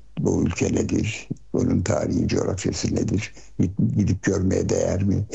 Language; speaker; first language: Turkish; early bilingual, heritage; Turkish